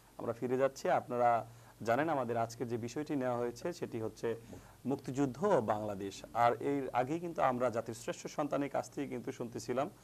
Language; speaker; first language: Bangla; native; Bangla